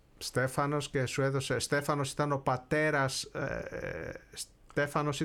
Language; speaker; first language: Greek; native; Greek